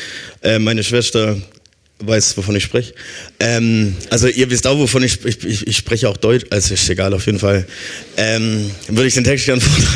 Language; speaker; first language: German; native; German